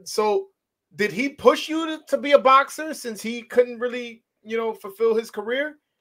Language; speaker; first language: English; early bilingual, other home language; Spanish